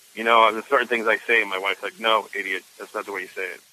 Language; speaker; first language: English; native; English